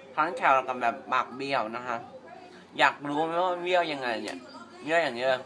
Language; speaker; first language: Thai; native; Thai